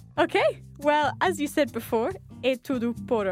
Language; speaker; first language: Portuguese; non-native, learner; English